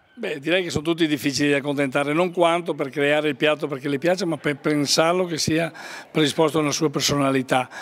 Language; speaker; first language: Italian; native; Italian